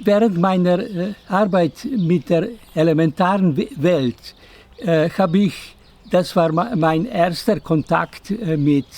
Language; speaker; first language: German; non-native, fluent; Slovenian